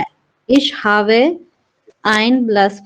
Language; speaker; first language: German; non-native, learner; Hindi